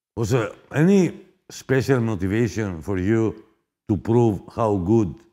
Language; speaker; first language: English; non-native, fluent; Greek